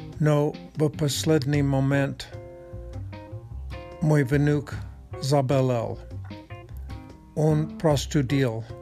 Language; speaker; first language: Czech; non-native, learner; Russian